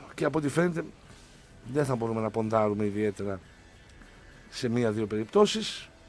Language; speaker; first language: Greek; native; Greek